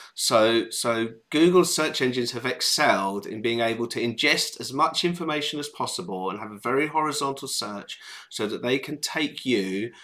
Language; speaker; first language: English; native; English